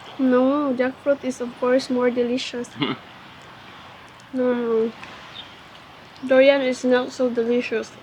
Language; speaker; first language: English; non-native, learner; Cebuano